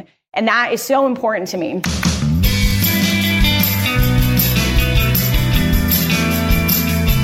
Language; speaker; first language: English; native; English